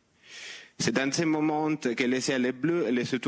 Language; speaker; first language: French; non-native, fluent; Italian